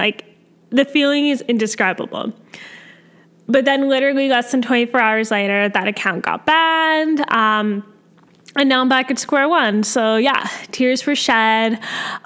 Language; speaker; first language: English; native; English